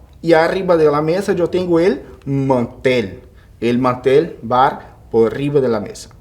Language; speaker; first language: Spanish; non-native, fluent; Portuguese